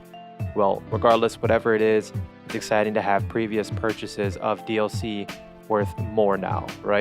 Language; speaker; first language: English; native; English